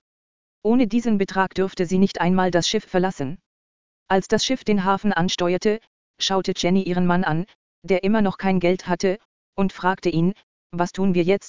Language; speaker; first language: German; native; German